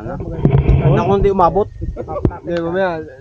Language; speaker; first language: Filipino; native; Filipino